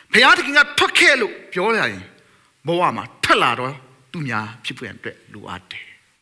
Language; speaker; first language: Burmese; non-native, local second language; Thado Chin